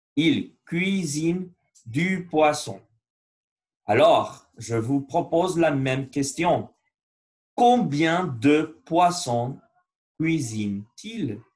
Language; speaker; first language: French; non-native, learner; Spanish